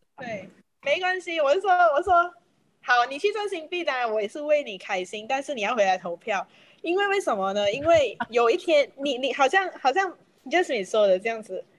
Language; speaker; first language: Chinese; native; Chinese